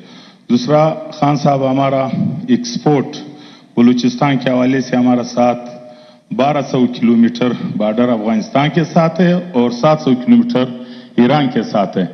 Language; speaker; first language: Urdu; non-native, local second language; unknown